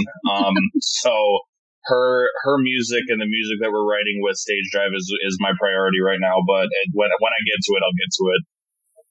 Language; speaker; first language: English; native; English